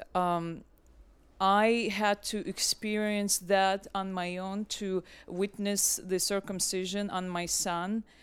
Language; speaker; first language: English; non-native, fluent; Russian